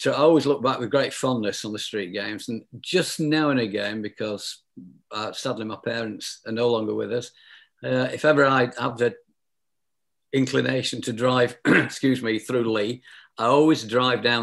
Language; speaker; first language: English; native; English